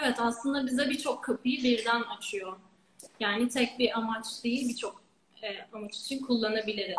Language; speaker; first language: Turkish; native; Turkish